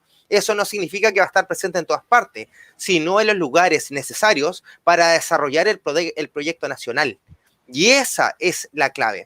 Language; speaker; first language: Spanish; native; Spanish